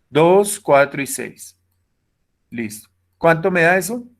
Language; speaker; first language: Spanish; native; Spanish